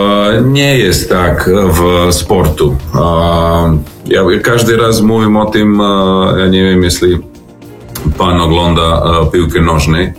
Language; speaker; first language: Polish; non-native, learner; Serbian